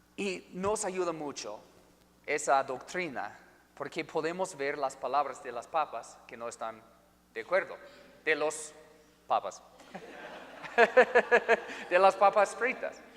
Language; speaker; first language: Spanish; non-native, fluent; English